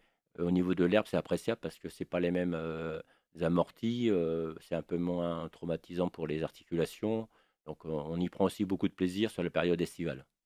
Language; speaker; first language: French; native; French